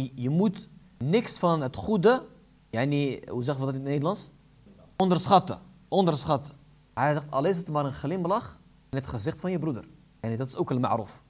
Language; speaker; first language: Dutch; early bilingual, other home language; Arabic